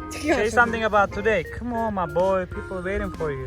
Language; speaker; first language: English; non-native, fluent; Turkish